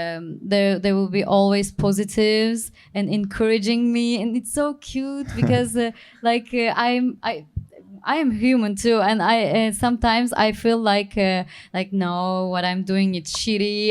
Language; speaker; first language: English; non-native, learner; Turkish